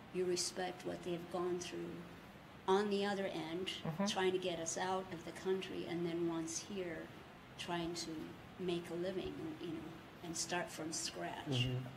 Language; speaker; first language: English; early bilingual, other home language; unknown